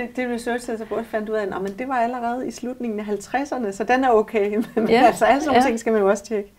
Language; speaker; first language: Danish; native; Danish